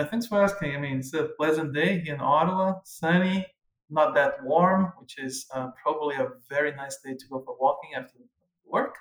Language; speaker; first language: English; non-native, fluent; Portuguese